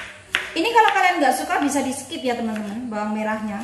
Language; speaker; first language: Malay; non-native, local second language; Javanese